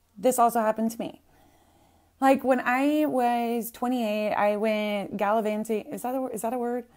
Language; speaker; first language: English; native; English